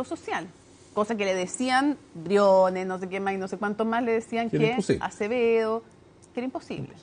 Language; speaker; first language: Spanish; native; Spanish